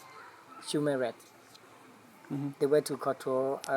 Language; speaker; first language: English; non-native, learner; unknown